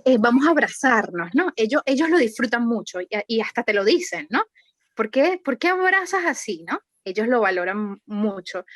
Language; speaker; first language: Spanish; native; Spanish